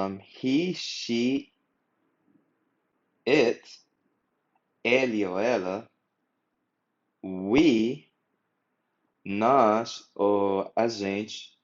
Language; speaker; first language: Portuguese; non-native, fluent; English